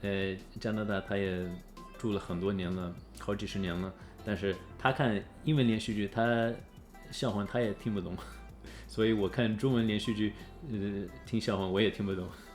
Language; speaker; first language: Chinese; early bilingual, heritage; English